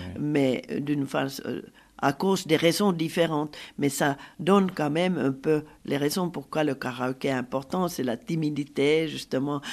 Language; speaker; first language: French; non-native, fluent; Finnish